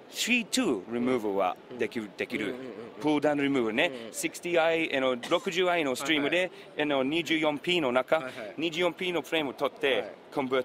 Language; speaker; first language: Japanese; non-native, learner; English